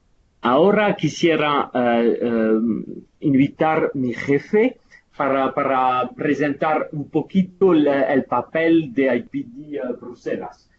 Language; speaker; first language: Spanish; non-native, fluent; Italian